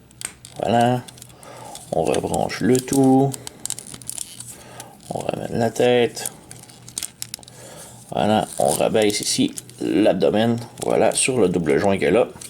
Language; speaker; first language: French; native; French